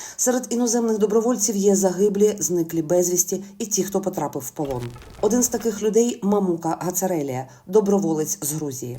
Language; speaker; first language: Ukrainian; native; Ukrainian